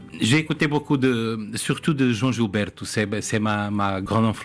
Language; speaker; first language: French; non-native, fluent; Portuguese